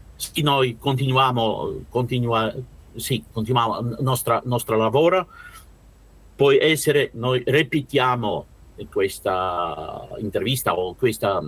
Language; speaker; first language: Italian; non-native, learner; Russian